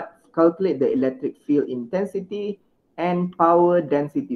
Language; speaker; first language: English; non-native, local second language; Malay